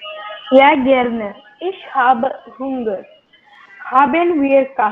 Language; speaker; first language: German; non-native, learner; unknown